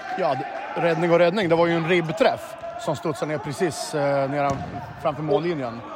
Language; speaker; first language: Swedish; native; Swedish